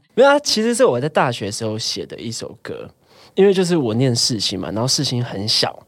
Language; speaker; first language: Chinese; non-native, local second language; Min Nan Chinese